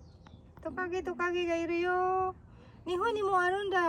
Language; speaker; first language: Japanese; non-native, fluent; Filipino